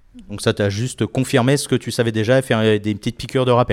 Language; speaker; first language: French; native; French